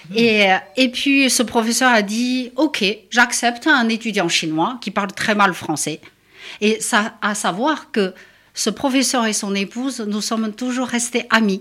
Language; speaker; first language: French; non-native, fluent; Chinese